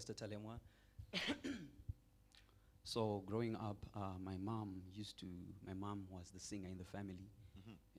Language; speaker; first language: English; non-native, local second language; Shona